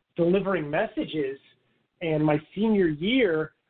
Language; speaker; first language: English; native; English